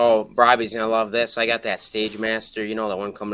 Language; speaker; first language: English; native; English